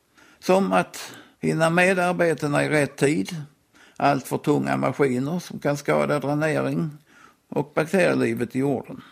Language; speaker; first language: Swedish; native; Swedish